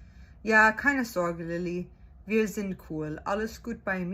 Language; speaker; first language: German; non-native, learner; English